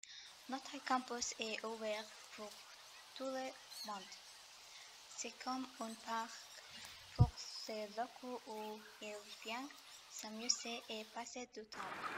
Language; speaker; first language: French; non-native, learner; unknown